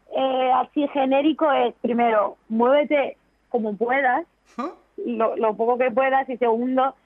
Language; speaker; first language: Spanish; native; Spanish